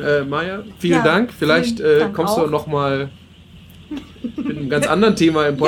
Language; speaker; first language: German; native; German